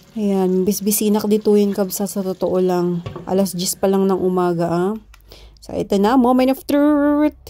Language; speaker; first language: Filipino; non-native, local second language; Iloko